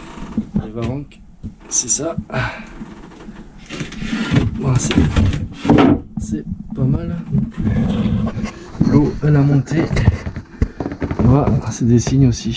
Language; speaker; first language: French; native; French